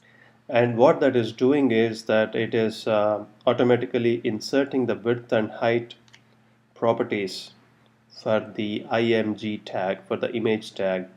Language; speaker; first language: English; non-native, local second language; Telugu